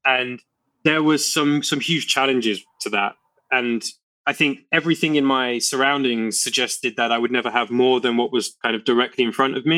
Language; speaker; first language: English; native; English